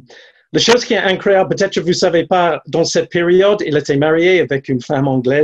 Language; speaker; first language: French; non-native, fluent; English